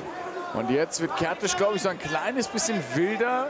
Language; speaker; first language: German; native; German